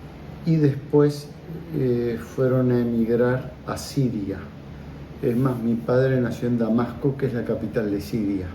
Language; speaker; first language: Spanish; native; Spanish